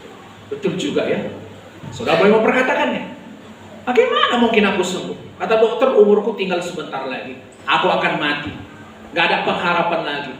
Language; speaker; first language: Indonesian; native; Indonesian